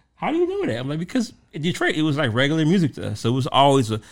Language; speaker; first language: English; native; English